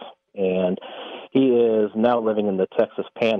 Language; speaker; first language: English; native; English